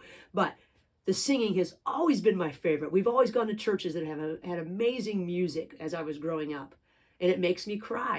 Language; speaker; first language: English; native; English